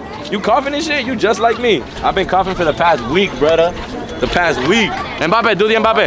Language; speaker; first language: English; early bilingual, other home language; Spanish